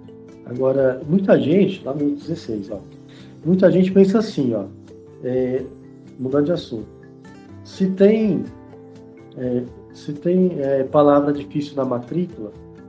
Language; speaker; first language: Portuguese; native; Portuguese